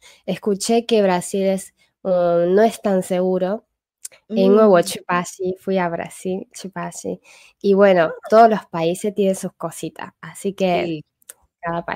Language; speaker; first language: Spanish; non-native, fluent; Chinese